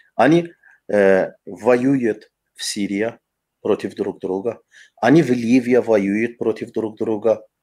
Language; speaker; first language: Russian; non-native, fluent; Azerbaijani